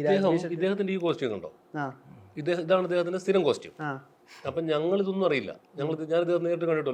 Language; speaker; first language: Malayalam; native; Malayalam